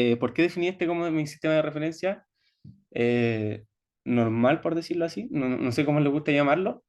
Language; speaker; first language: Spanish; native; Spanish